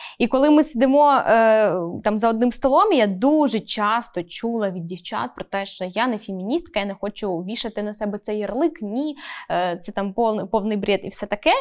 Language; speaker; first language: Ukrainian; native; Ukrainian